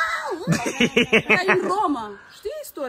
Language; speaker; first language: Romanian; non-native, learner; Malagasy